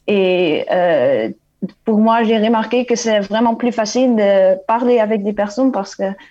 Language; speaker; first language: French; non-native, fluent; Dutch